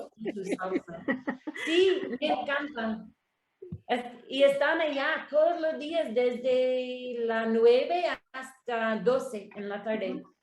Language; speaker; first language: Spanish; non-native, learner; English